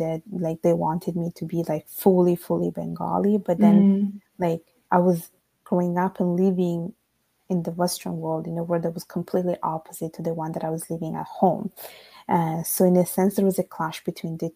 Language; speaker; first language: English; non-native, fluent; Italian